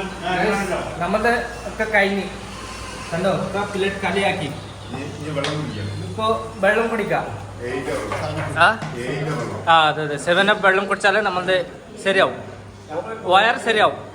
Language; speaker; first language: Malayalam; non-native, learner; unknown